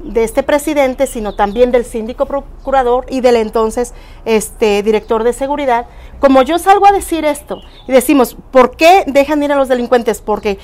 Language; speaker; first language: Spanish; native; Spanish